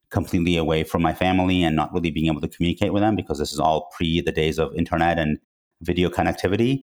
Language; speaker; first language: English; non-native, fluent; Georgian